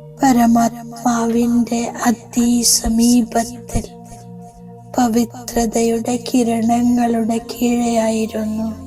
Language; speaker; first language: Malayalam; native; Malayalam